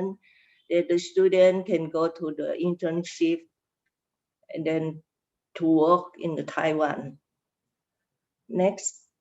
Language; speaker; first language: English; non-native, learner; Indonesian